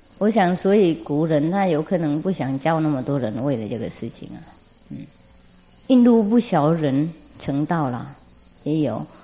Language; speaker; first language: Chinese; non-native, fluent; Vietnamese